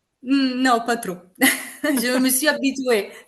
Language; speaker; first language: French; non-native, fluent; Italian